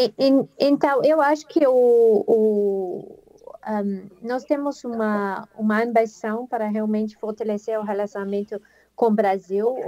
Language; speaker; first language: Portuguese; non-native, fluent; English